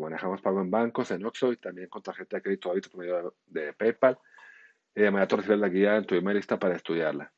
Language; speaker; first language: Spanish; native; Spanish